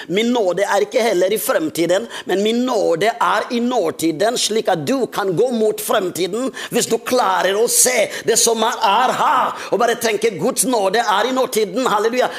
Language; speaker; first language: Norwegian; non-native, fluent; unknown